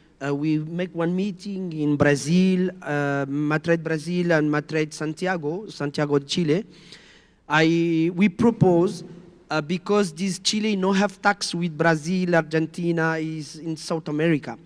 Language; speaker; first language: English; non-native, learner; Spanish